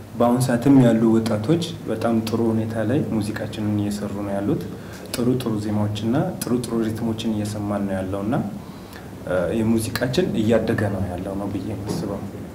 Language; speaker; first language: Amharic; non-native, local second language; Wolaytta